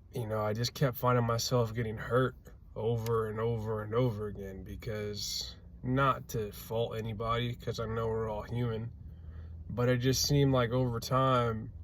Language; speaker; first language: English; native; English